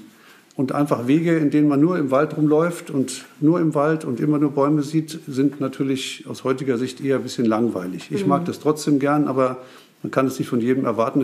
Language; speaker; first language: German; native; German